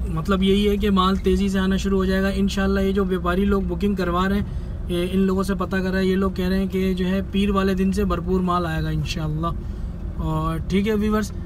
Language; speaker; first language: Urdu; native; Urdu